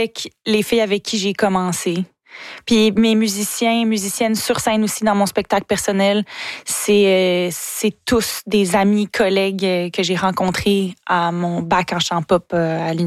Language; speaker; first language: French; native; French